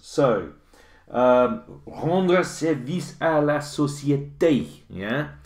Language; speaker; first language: French; non-native, fluent; English